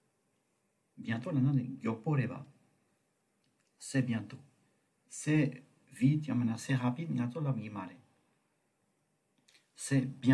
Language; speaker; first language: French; non-native, fluent; Tibetan